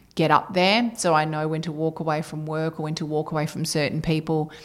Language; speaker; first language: English; native; English